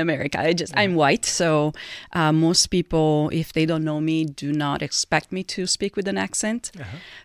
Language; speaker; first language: English; non-native, fluent; Italian